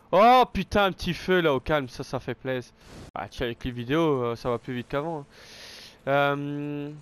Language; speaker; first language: French; native; French